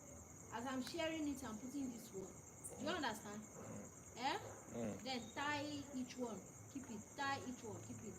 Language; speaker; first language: English; non-native, local second language; Igbo